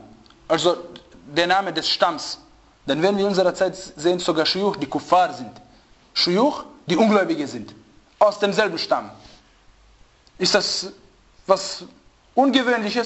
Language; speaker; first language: German; non-native, fluent; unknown